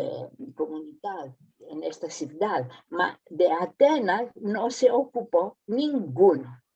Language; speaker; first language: Spanish; early bilingual, heritage; Ladino